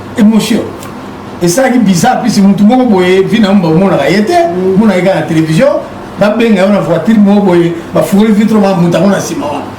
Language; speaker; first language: Lingala; native; Lingala